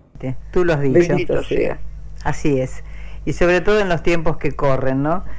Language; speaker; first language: Spanish; native; Spanish